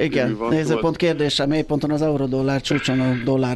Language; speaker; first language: Hungarian; native; Hungarian